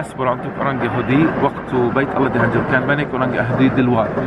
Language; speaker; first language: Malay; non-native, learner; Arabic